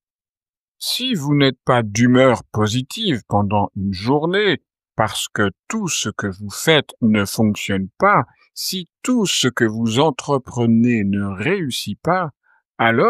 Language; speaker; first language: French; native; French